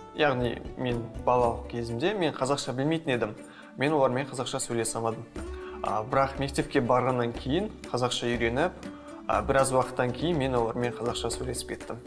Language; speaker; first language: Kazakh; non-native, local second language; Russian